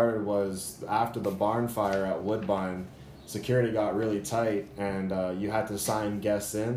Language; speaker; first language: English; native; English